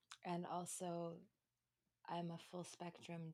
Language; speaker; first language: English; native; English